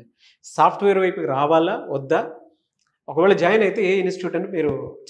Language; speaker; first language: Telugu; native; Telugu